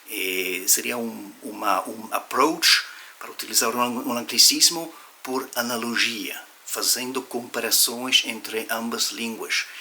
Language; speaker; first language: Portuguese; non-native, fluent; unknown